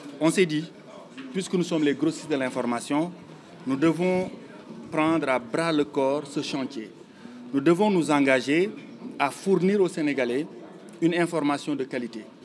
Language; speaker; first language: French; non-native, local second language; Wolof